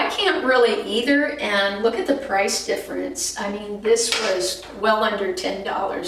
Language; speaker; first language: English; native; English